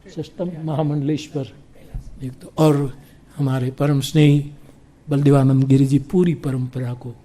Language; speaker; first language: Hindi; non-native, local second language; Gujarati